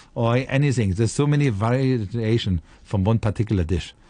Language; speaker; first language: English; non-native, fluent; German